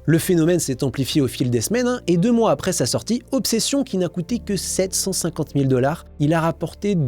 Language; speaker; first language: French; native; French